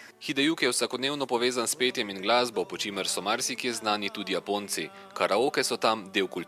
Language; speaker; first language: Slovenian; native; Slovenian